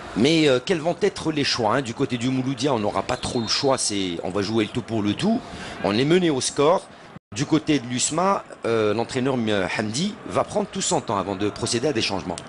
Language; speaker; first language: French; non-native, local second language; Arabic